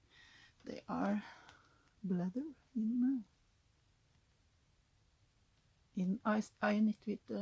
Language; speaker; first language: English; non-native, learner; Norwegian